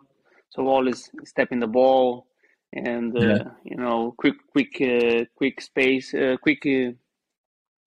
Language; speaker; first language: English; non-native, learner; Portuguese